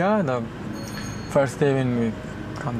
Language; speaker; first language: English; non-native, learner; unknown